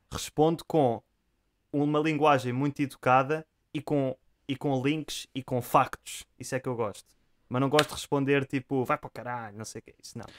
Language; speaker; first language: Portuguese; native; Portuguese